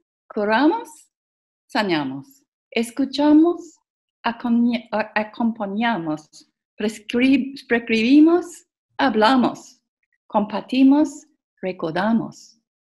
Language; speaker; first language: Spanish; non-native, learner; English